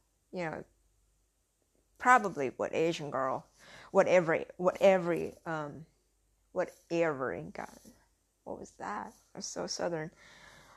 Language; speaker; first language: English; early bilingual, other home language; Indonesian